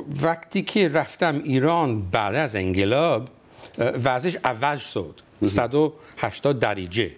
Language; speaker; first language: Persian; non-native, fluent; English